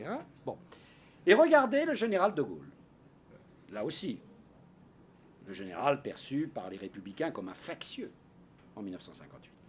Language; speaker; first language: French; native; French